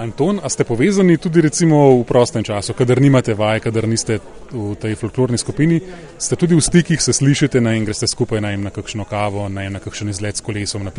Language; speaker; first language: Slovenian; native; Slovenian